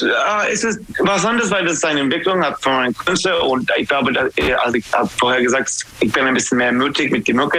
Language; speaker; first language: German; non-native, learner; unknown